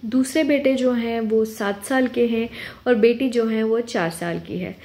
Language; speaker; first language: Hindi; non-native, local second language; Urdu